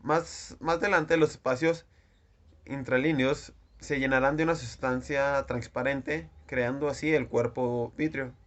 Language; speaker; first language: Spanish; native; Spanish